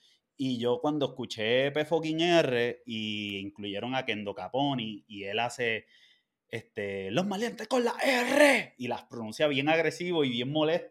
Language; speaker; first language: Spanish; native; Spanish